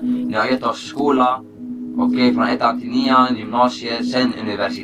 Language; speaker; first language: Swedish; early bilingual, other home language; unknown